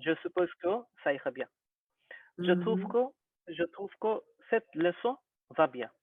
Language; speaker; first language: French; non-native, learner; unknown